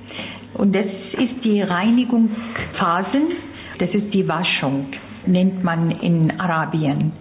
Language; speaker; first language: German; non-native, fluent; Arabic